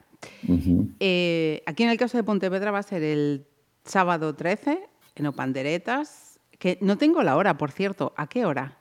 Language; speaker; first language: Spanish; native; Spanish